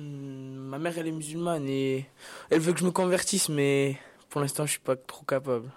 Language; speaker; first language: French; native; French